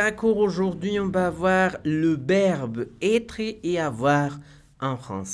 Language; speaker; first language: French; non-native, fluent; Spanish